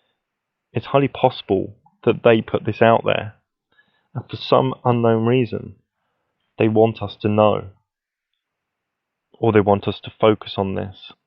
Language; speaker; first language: English; native; English